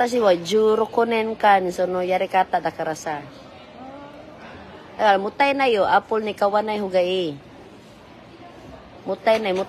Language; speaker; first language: Japanese; non-native, learner; Filipino